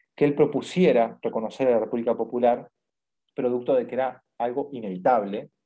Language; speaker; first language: Spanish; native; Spanish